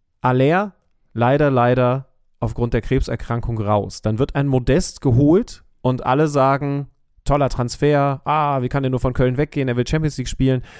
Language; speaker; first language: German; native; German